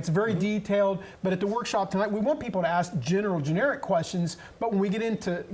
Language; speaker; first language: English; native; English